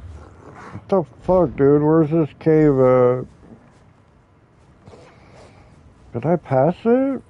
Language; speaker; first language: English; native; English